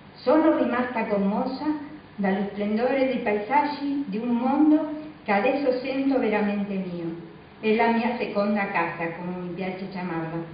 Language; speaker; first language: Italian; early bilingual, heritage; Italian